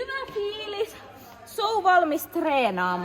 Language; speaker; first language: Finnish; native; Finnish